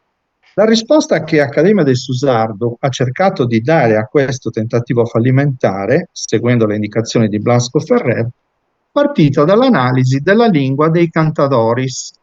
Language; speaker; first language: Italian; native; Italian